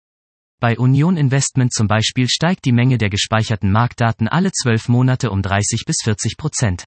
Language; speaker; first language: German; native; German